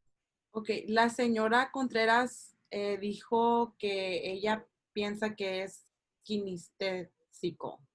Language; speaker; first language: Spanish; early bilingual, heritage; Spanish